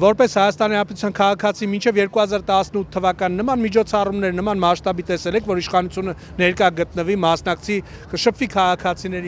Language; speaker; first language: Armenian; native; Armenian